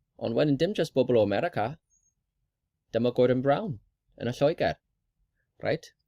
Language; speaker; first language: Welsh; non-native, learner; English